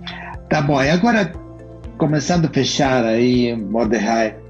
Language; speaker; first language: Portuguese; non-native, fluent; Spanish